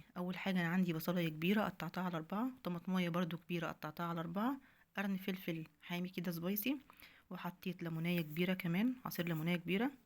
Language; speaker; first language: Arabic; native; Arabic